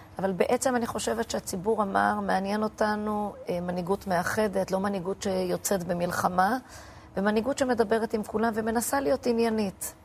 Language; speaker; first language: Hebrew; native; Hebrew